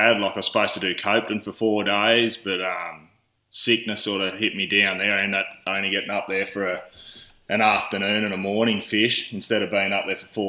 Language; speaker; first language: English; native; English